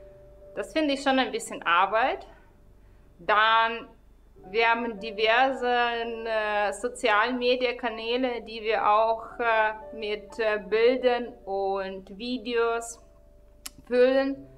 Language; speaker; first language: German; non-native, fluent; Russian